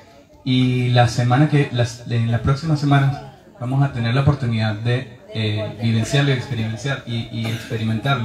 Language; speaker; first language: Spanish; native; Spanish